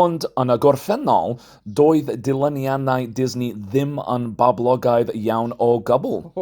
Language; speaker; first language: Welsh; non-native, fluent; English